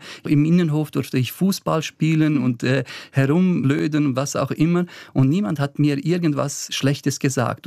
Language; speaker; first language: German; early bilingual, other home language; Bosnian